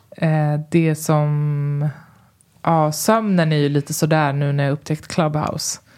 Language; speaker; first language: Swedish; early bilingual, other home language; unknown